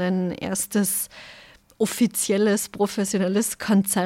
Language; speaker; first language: German; native; German